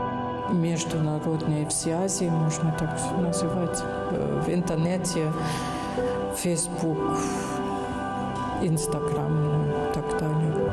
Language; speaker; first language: Russian; non-native, fluent; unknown